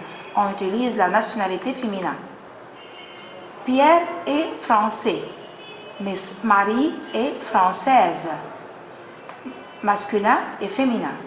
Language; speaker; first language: French; non-native, fluent; Arabic